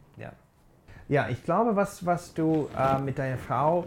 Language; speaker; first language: German; non-native, fluent; English